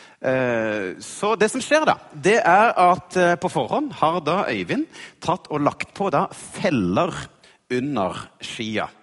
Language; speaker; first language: Norwegian; native; Norwegian